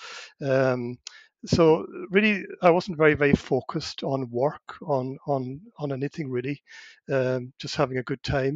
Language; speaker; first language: English; non-native, local second language; Irish